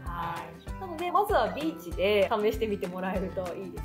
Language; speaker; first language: Japanese; native; Japanese